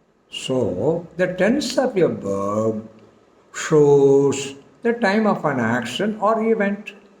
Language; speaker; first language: English; non-native, local second language; Tamil